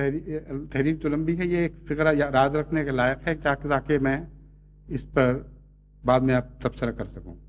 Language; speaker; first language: Urdu; native; Urdu